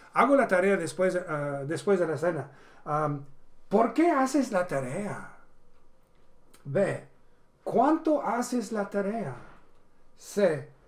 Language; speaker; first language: Spanish; non-native, fluent; English